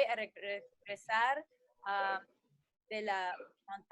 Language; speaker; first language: Spanish; non-native, learner; English